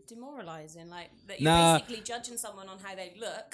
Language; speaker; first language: English; native; English